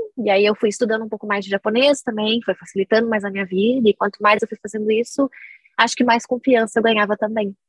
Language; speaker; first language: Portuguese; native; Portuguese